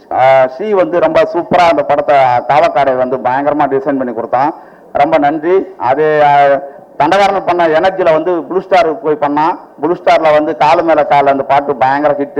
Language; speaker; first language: Tamil; native; Tamil